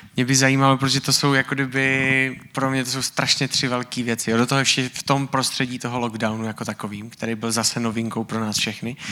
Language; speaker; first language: Czech; native; Czech